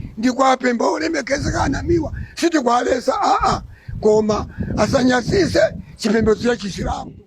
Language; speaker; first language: Nyanja; non-native, local second language; Yao